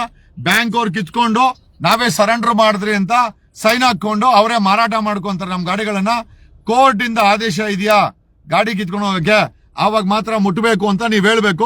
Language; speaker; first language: Kannada; native; Kannada